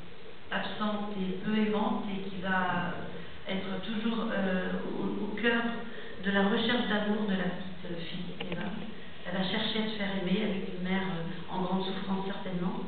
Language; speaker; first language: French; native; French